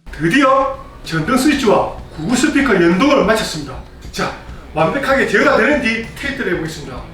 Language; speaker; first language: Korean; native; Korean